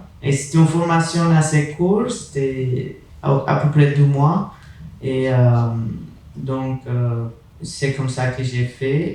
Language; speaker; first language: French; non-native, fluent; Spanish